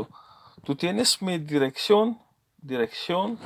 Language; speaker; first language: Spanish; non-native, learner; English